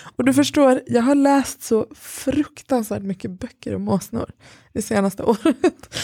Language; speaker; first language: Swedish; early bilingual, other home language; Persian